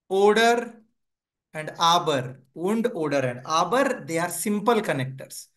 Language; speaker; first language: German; non-native, fluent; Marathi